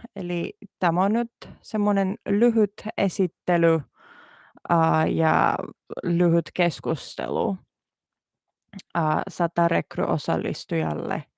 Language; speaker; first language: Finnish; non-native, learner; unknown